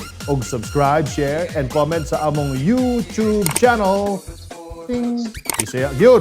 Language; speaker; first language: Cebuano; native; Cebuano